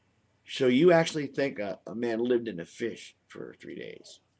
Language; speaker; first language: English; native; English